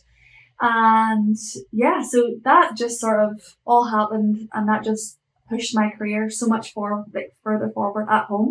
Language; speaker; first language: English; native; English